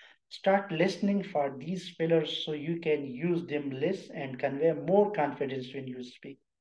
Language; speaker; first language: English; non-native, local second language; Urdu